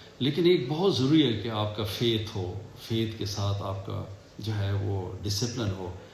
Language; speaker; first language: Urdu; non-native, local second language; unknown